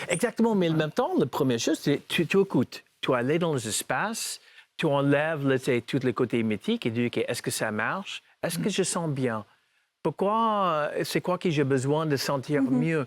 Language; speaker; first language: French; non-native, fluent; English